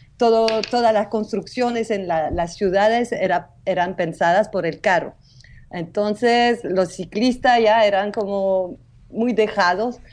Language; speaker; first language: Spanish; early bilingual, heritage; French